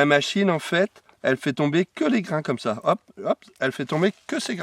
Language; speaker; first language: French; native; French